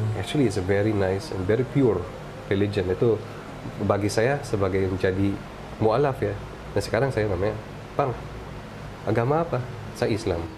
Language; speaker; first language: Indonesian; non-native, fluent; Filipino